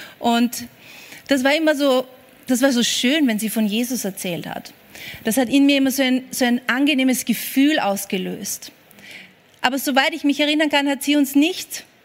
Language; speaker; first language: German; native; German